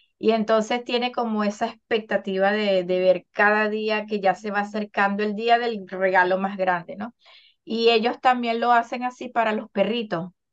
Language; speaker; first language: Spanish; native; Spanish